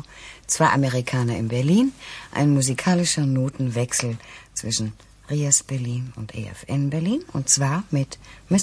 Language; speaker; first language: German; native; German